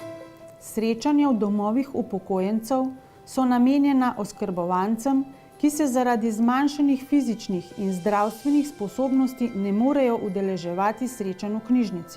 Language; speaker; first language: Slovenian; native; Slovenian